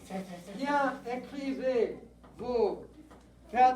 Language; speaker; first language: French; non-native, fluent; English